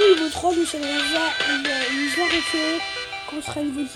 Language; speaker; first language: French; native; French